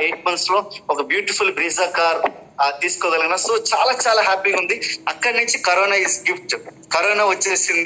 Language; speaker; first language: Telugu; native; Telugu